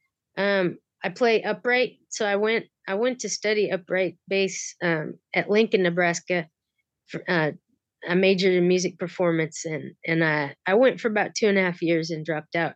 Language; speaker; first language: English; native; English